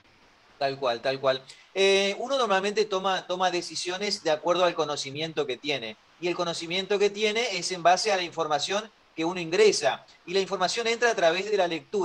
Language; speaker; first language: Spanish; native; Spanish